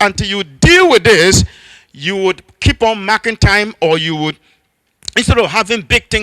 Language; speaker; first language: English; non-native, local second language; Akan